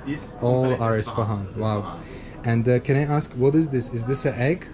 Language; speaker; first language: English; non-native, fluent; Azerbaijani